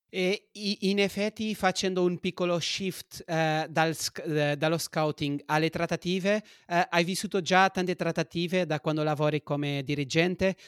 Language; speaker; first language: Italian; non-native, fluent; Portuguese